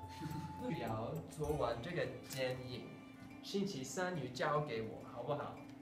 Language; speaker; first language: Chinese; non-native, learner; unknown